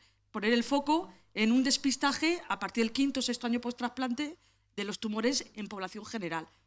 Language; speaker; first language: Spanish; native; Spanish